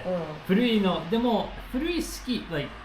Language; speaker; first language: Japanese; non-native, learner; English